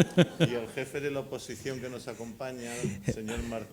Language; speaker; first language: Spanish; native; Spanish